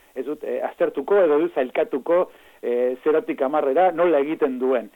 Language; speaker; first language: Basque; non-native, fluent; Spanish